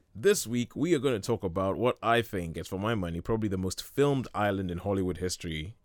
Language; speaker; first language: English; non-native, local second language; Yoruba